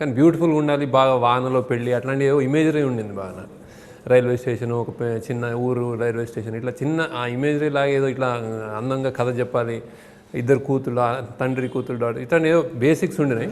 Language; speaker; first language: Telugu; native; Telugu